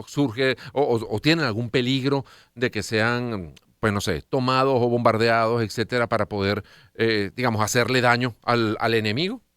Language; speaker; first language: Spanish; native; Spanish